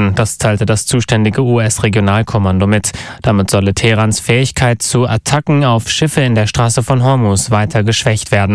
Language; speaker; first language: German; native; German